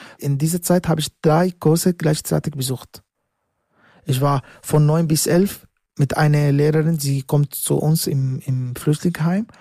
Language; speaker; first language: German; non-native, learner; Arabic